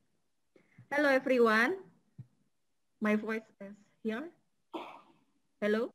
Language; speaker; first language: English; non-native, learner; Indonesian